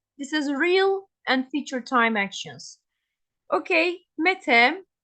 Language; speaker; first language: English; non-native, fluent; Turkish